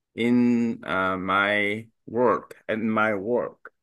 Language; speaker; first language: English; non-native, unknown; Korean